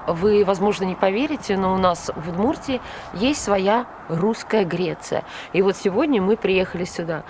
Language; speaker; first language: Russian; native; Russian